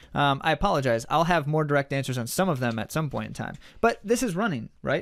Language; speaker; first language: English; native; English